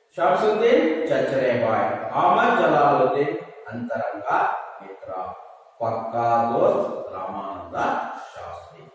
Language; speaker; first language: Hindi; non-native, local second language; Kannada